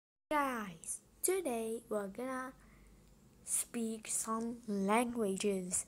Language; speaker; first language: English; non-native, fluent; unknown